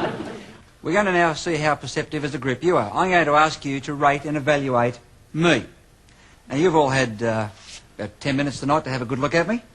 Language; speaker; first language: English; native; English